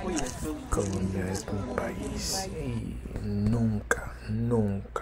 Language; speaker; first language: Spanish; early bilingual, heritage; English